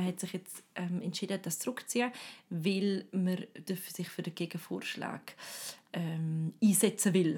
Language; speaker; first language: German; native; German